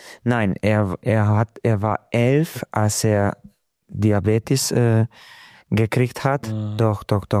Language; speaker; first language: German; non-native, local second language; Hungarian